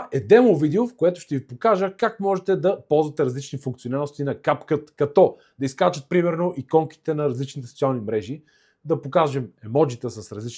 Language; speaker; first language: Bulgarian; native; Bulgarian